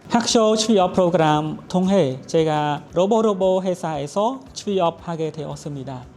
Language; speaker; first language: Korean; non-native, learner; Khmer